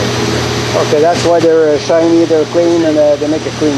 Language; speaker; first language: English; non-native, local second language; French